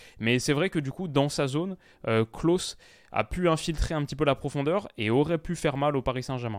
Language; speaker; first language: French; native; French